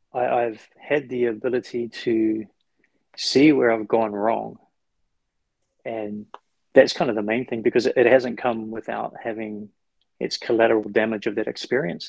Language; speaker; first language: English; native; English